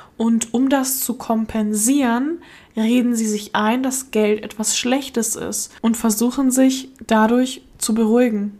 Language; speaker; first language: German; early bilingual, other home language; Russian